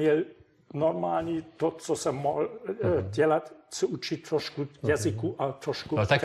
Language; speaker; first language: Czech; non-native, fluent; German